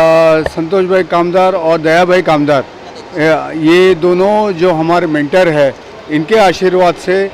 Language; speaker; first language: Hindi; native; Hindi